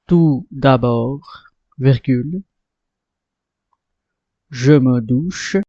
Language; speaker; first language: French; non-native, fluent; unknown